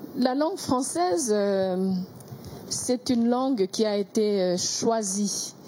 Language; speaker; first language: French; non-native, local second language; Kinyarwanda